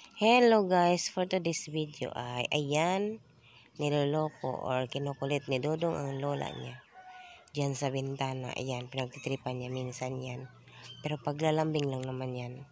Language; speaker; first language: Filipino; non-native, local second language; Cebuano